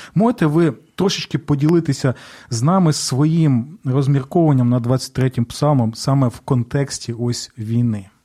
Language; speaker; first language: Ukrainian; native; Ukrainian